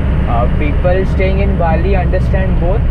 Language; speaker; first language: English; non-native, fluent; Hindi